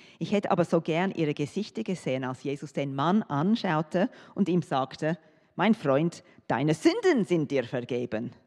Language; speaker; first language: German; non-native, fluent; English